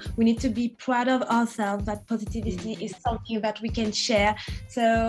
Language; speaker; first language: English; non-native, fluent; French